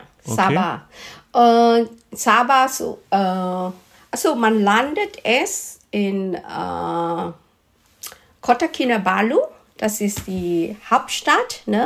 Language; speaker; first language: German; non-native, fluent; Malay